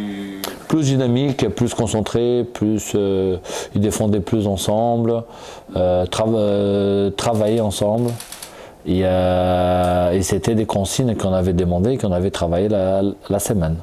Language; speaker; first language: French; non-native, fluent; Portuguese